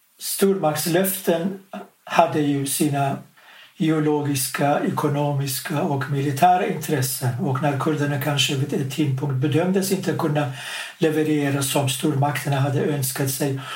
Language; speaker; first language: Swedish; non-native, fluent; Kurdish